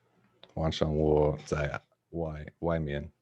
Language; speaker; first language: Chinese; non-native, learner; English